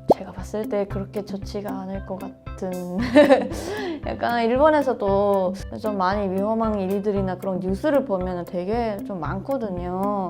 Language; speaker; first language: Korean; non-native, fluent; Japanese